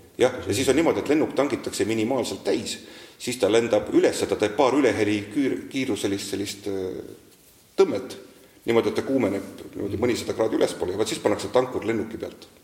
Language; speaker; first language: Estonian; native; Estonian